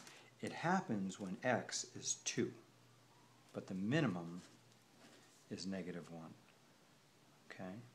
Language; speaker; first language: English; native; English